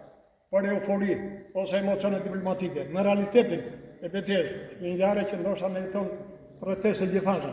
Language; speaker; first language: Albanian; native; Albanian